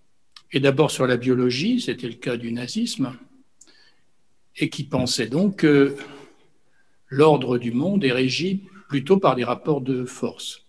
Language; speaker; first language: French; native; French